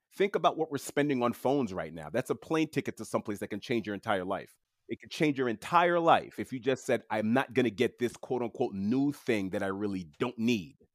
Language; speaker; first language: English; early bilingual, other home language; French